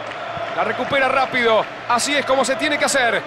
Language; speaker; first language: Spanish; native; Spanish